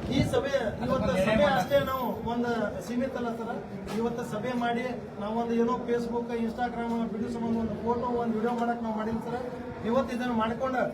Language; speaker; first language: Kannada; non-native, local second language; Lambadi